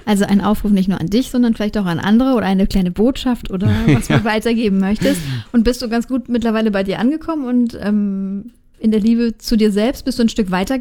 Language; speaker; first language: German; native; German